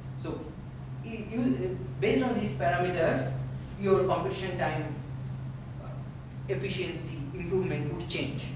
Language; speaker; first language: English; non-native, local second language; Bangla